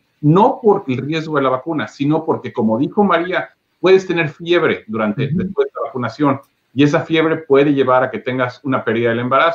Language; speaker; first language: Spanish; native; Spanish